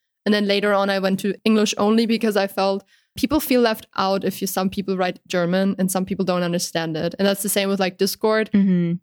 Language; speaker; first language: English; non-native, fluent; German